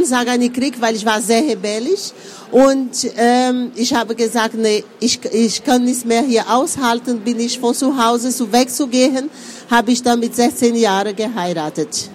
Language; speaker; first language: German; non-native, fluent; Portuguese